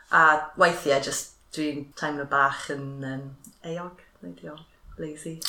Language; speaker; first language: Welsh; non-native, fluent; English